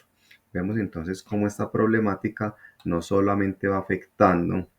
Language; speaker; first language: Spanish; native; Spanish